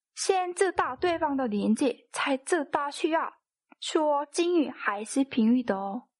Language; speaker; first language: Chinese; non-native, fluent; Korean